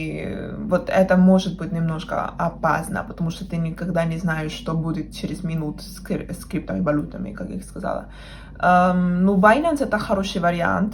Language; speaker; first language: Russian; non-native, fluent; Spanish